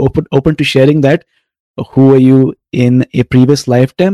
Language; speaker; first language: English; non-native, local second language; Tamil